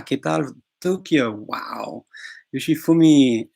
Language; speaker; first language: Spanish; non-native, fluent; English